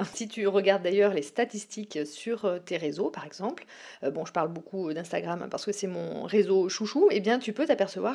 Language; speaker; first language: French; native; French